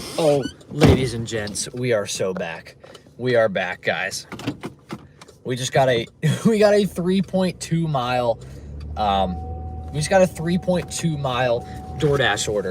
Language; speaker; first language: English; native; English